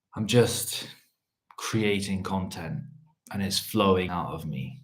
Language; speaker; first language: English; early bilingual, other home language; Polish